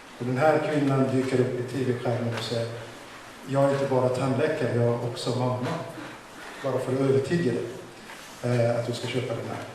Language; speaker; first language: Swedish; non-native, fluent; Somali